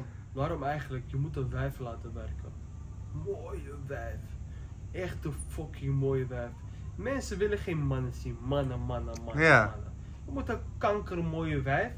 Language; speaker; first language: Dutch; early bilingual, other home language; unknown